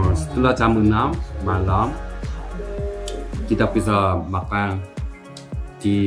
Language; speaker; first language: Indonesian; non-native, learner; Korean